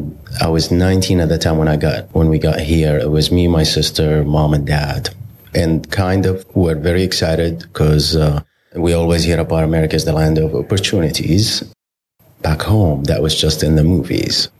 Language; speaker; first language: English; non-native, fluent; Arabic